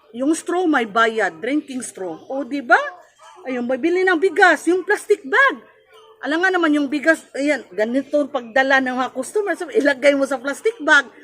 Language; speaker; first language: Filipino; non-native, local second language; Cebuano